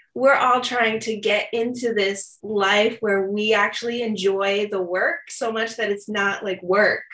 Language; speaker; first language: English; native; English